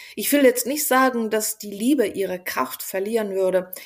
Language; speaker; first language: German; non-native, fluent; Bulgarian